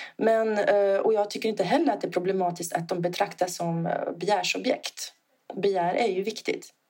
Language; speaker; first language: Swedish; non-native, fluent; Italian